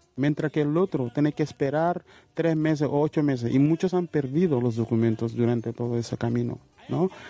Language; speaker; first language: Spanish; non-native, fluent; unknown